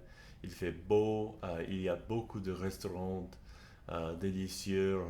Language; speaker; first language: French; non-native, learner; English